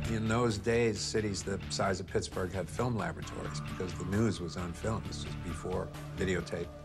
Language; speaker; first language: English; native; English